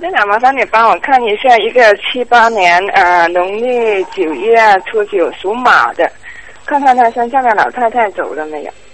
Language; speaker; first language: Chinese; native; Chinese